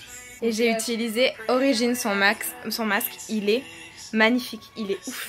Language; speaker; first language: French; native; French